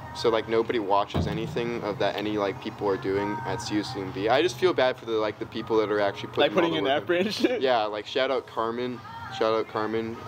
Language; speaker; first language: English; native; English